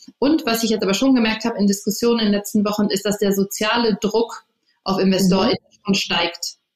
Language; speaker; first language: German; early bilingual, other home language; English